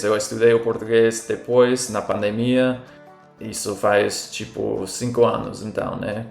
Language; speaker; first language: Portuguese; non-native, fluent; English